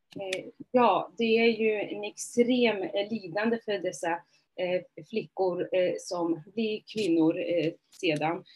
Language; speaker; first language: Swedish; early bilingual, other home language; Somali